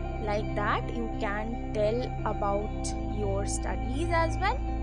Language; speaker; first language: English; non-native, local second language; Bangla